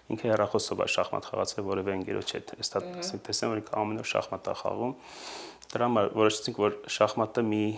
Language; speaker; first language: Armenian; native; Armenian